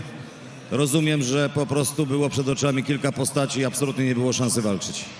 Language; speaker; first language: Polish; native; Polish